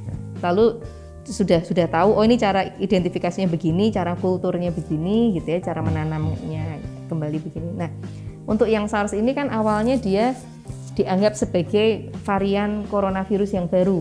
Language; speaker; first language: Indonesian; native; Indonesian